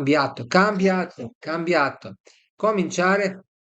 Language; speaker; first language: Italian; non-native, fluent; Serbian